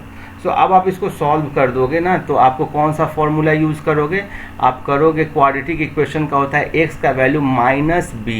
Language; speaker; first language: Hindi; native; Hindi